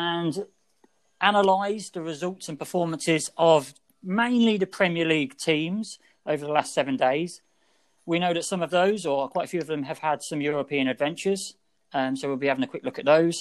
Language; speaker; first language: English; native; English